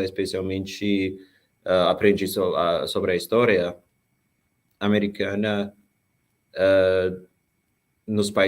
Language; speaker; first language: Portuguese; non-native, fluent; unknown